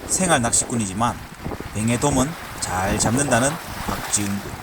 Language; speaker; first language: Korean; native; Korean